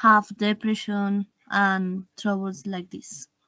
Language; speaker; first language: English; non-native, learner; Spanish